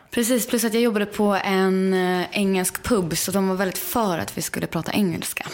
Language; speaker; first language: Swedish; native; Swedish